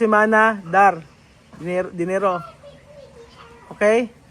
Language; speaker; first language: Spanish; non-native, learner; Filipino